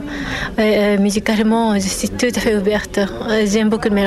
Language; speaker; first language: French; non-native, fluent; Japanese